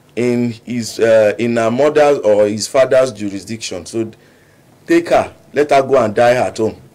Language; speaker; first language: English; non-native, local second language; Yoruba